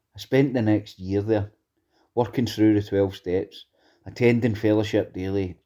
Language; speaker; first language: English; native; English